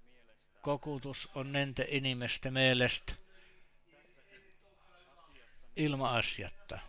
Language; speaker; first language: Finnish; non-native, learner; Estonian